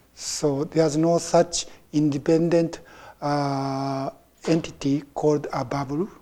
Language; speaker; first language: English; non-native, fluent; Japanese